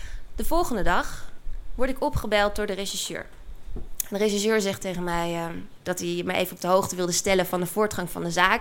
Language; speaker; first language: Dutch; native; Dutch